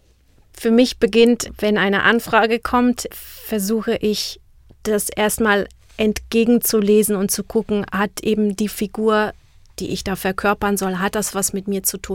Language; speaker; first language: German; non-native, fluent; Czech